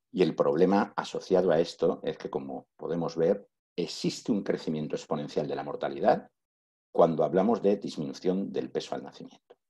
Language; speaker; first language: Spanish; native; Spanish